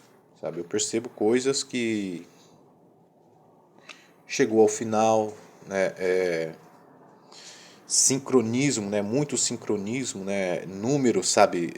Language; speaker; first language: Portuguese; native; Portuguese